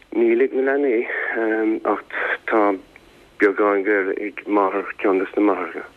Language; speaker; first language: Irish; native; Irish